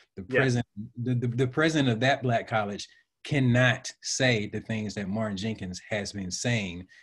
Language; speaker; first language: English; native; English